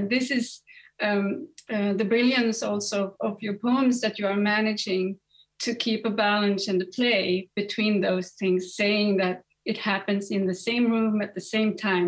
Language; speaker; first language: English; non-native, fluent; Swedish